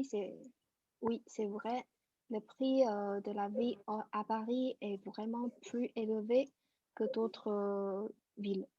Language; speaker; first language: French; non-native, fluent; Chinese